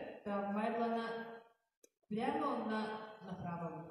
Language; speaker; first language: Russian; non-native, local second language; Yakut